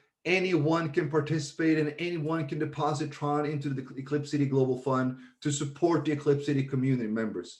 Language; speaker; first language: English; non-native, fluent; Swedish